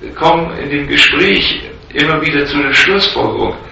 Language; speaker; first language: German; native; German